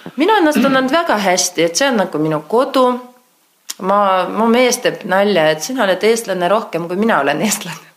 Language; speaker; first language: Estonian; non-native, local second language; Russian